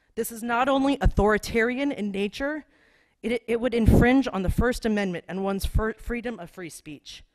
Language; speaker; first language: English; native; English